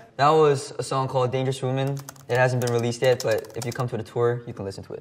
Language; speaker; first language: English; early bilingual, other home language; Korean